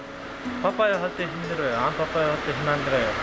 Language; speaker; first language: Korean; non-native, learner; Kyrgyz